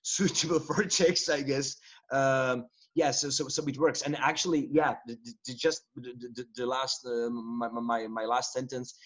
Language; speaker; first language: English; non-native, fluent; Czech